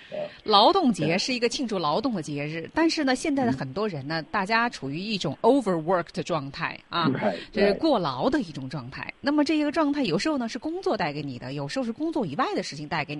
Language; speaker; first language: Chinese; native; Chinese